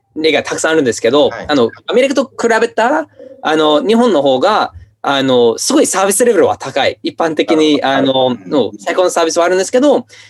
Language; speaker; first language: Japanese; non-native, fluent; English